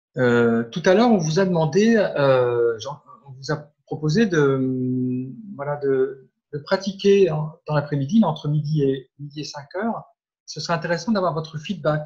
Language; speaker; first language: French; native; French